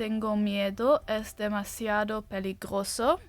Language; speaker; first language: Spanish; non-native, learner; English